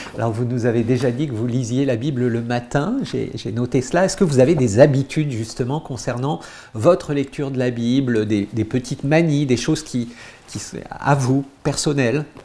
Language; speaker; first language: French; native; French